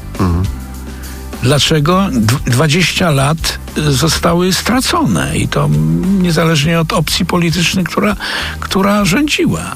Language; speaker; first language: Polish; native; Polish